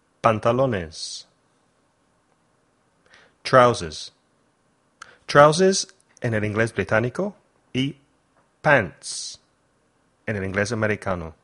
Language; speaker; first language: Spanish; non-native, fluent; English